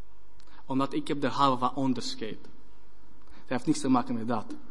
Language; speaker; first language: Dutch; non-native, fluent; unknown